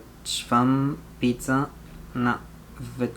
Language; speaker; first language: Bulgarian; non-native, learner; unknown